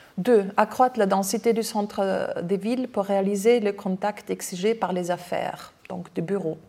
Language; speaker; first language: French; non-native, fluent; German